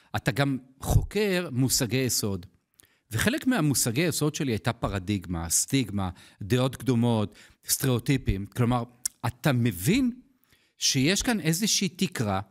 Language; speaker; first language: Hebrew; native; Hebrew